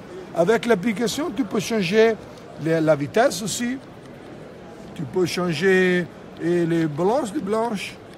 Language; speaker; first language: French; non-native, fluent; Italian